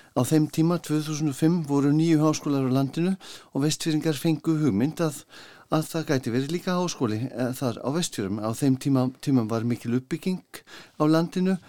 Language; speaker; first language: Icelandic; non-native, fluent; German